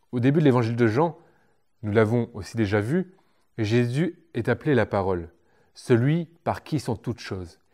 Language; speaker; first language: French; native; French